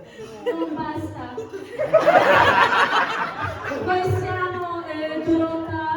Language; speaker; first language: Italian; non-native, learner; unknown